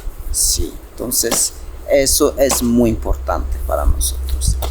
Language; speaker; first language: Spanish; non-native, local second language; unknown